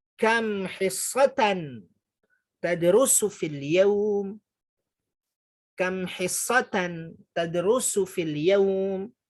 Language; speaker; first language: Arabic; non-native, fluent; Indonesian